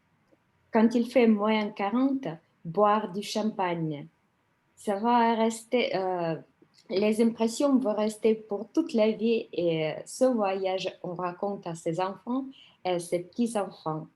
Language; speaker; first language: French; non-native, fluent; Russian